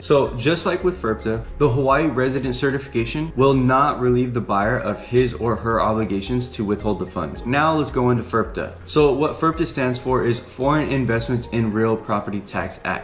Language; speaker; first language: English; native; English